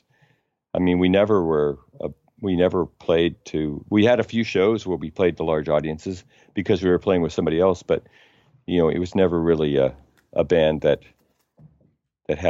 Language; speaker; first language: English; native; English